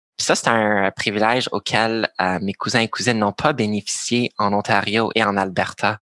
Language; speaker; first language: French; non-native, local second language; English